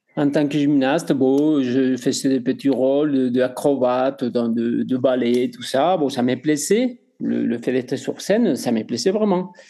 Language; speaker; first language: French; non-native, fluent; Spanish